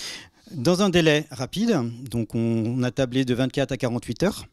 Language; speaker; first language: French; native; French